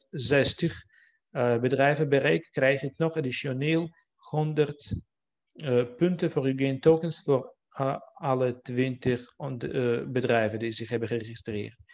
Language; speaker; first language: Dutch; non-native, fluent; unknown